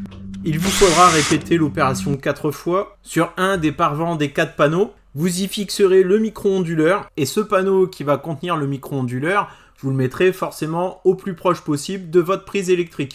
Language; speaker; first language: French; native; French